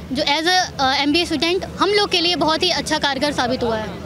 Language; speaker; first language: Hindi; native; Hindi